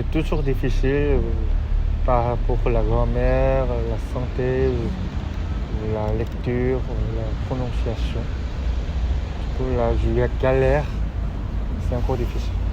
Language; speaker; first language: French; non-native, fluent; Korean